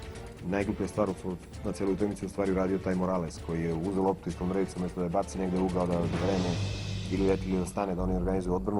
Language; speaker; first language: Bosnian; native; Bosnian